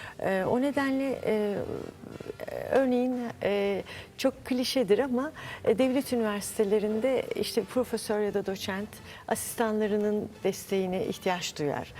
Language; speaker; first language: Turkish; native; Turkish